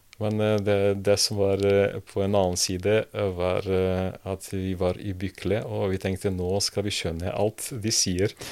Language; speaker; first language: Norwegian; non-native, fluent; Serbian